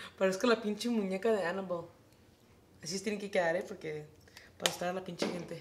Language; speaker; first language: Spanish; early bilingual, other home language; English